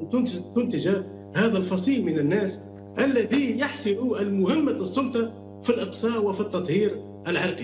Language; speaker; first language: Arabic; native; Arabic